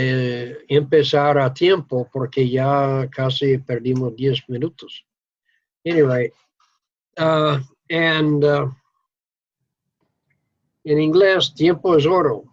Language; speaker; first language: Spanish; non-native, fluent; English